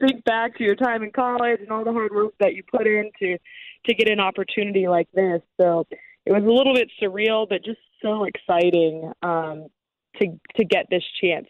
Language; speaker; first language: English; native; English